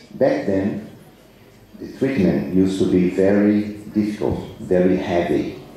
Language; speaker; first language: English; non-native, fluent; Portuguese